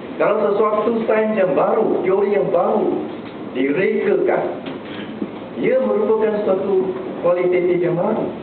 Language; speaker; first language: Malay; non-native, local second language; Chinese